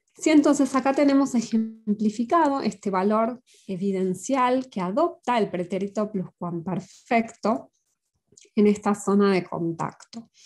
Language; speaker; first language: Spanish; native; Spanish